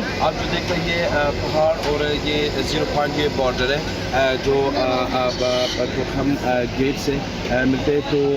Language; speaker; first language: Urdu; non-native, fluent; Pashto